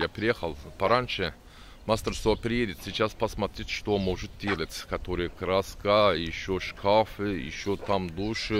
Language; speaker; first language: Russian; non-native, learner; Turkish